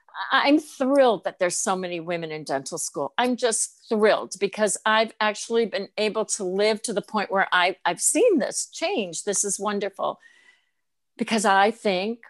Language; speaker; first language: English; native; English